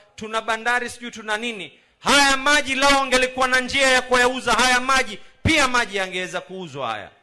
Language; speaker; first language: Swahili; native; Swahili